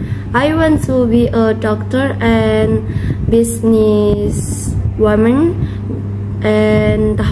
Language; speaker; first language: English; non-native, learner; Indonesian